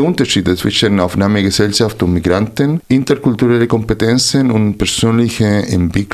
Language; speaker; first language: German; non-native, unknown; Spanish